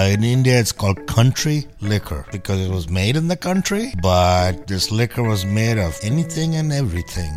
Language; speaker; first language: English; non-native, local second language; Punjabi